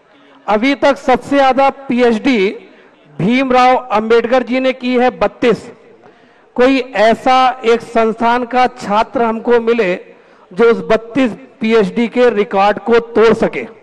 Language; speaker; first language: Hindi; native; Hindi